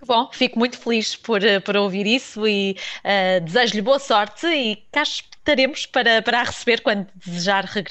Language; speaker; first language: Portuguese; native; Portuguese